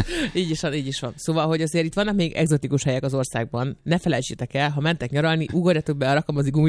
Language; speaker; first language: Hungarian; native; Hungarian